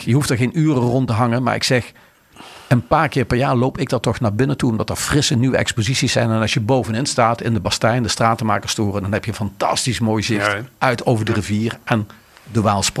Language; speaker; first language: Dutch; native; Dutch